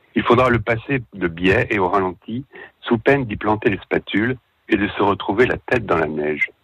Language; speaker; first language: French; native; French